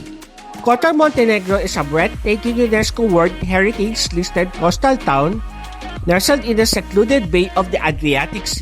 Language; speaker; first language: English; non-native, local second language; Filipino